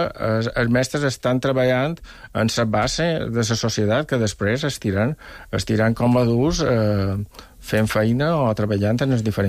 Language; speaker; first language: Catalan; native; Catalan